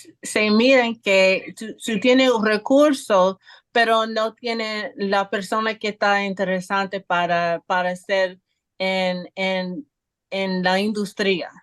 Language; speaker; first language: Spanish; non-native, learner; English